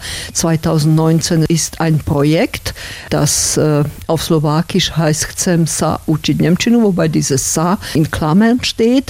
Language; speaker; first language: German; non-native, fluent; Slovak